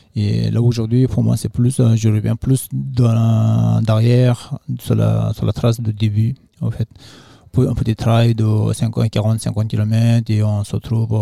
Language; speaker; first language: French; non-native, fluent; Nepali